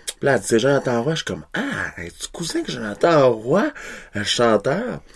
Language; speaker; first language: French; native; French